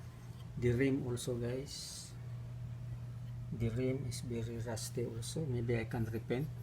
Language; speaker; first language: English; non-native, local second language; Filipino